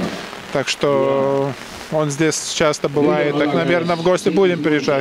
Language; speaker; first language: Russian; non-native, local second language; Lithuanian